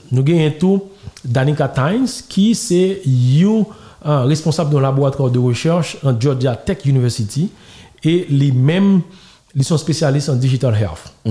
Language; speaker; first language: French; non-native, local second language; Haitian Creole